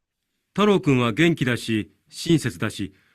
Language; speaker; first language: Japanese; non-native, learner; Indonesian